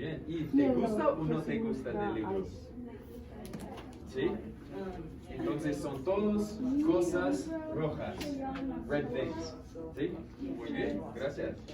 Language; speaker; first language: Spanish; non-native, fluent; English